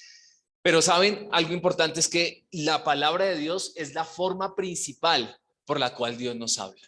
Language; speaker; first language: Spanish; native; Spanish